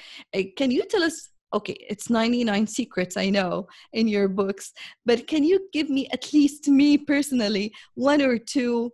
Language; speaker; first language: English; non-native, fluent; Arabic